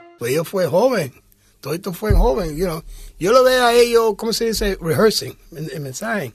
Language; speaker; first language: Spanish; early bilingual, heritage; English